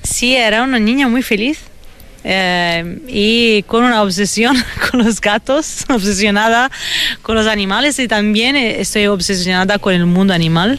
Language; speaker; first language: Spanish; non-native, fluent; Italian